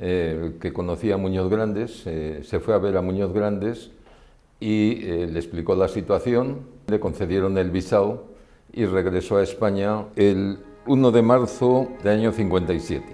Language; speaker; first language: Spanish; native; Spanish